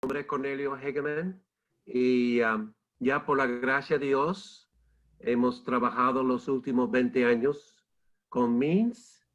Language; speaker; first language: Spanish; non-native, fluent; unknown